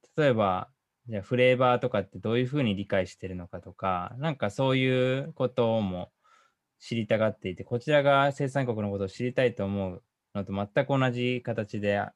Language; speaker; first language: Japanese; native; Japanese